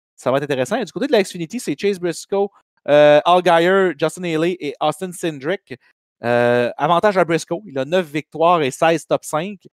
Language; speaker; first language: French; native; French